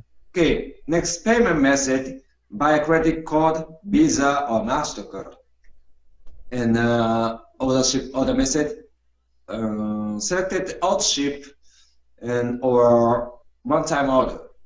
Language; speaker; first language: English; non-native, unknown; Japanese